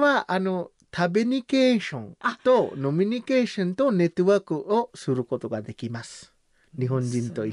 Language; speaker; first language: Japanese; non-native, learner; Samoan